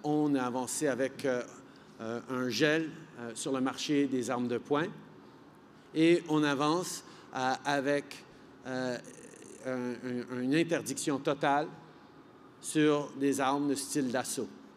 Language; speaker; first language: French; early bilingual, heritage; French